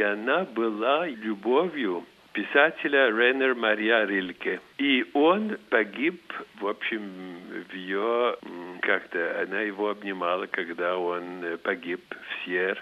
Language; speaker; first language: Russian; early bilingual, heritage; Russian